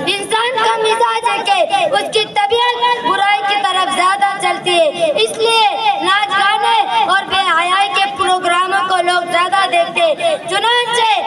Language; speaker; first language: Hindi; native; Hindi